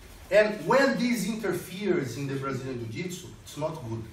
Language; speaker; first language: English; non-native, fluent; Portuguese